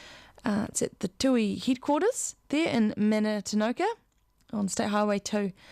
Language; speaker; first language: English; native; English